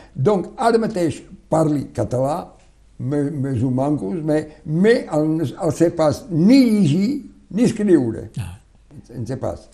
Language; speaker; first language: Catalan; non-native, local second language; French